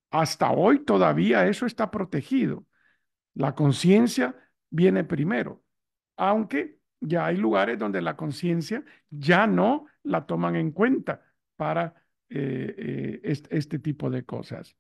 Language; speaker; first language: Spanish; native; Spanish